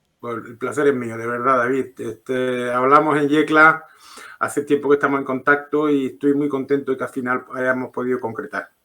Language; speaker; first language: Spanish; early bilingual, heritage; Spanish